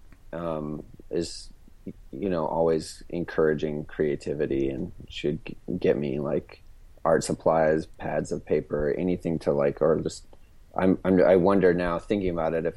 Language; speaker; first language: English; native; English